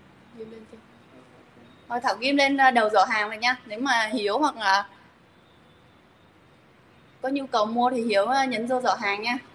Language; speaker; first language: Vietnamese; native; Vietnamese